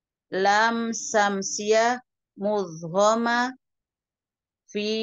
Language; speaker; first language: Arabic; non-native, learner; Indonesian